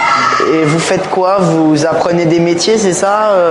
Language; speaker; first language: French; native; French